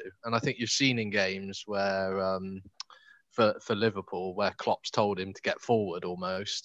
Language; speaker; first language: English; native; English